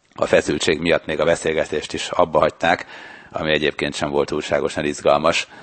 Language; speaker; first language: Hungarian; native; Hungarian